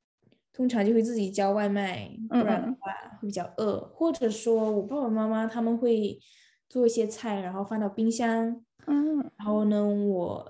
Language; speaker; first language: Chinese; early bilingual, other home language; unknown